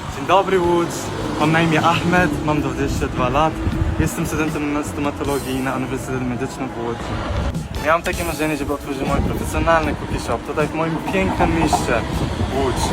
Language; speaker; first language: Polish; early bilingual, other home language; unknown